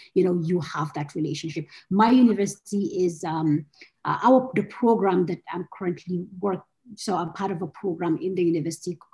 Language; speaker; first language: English; non-native, local second language; Hausa